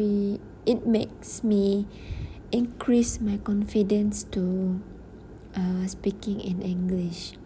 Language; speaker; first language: English; non-native, learner; Malay